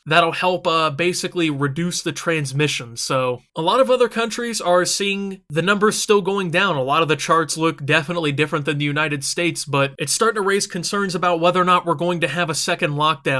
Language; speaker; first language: English; native; English